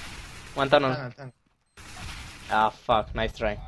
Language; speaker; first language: English; non-native, learner; Romanian